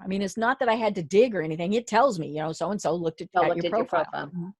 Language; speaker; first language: English; native; English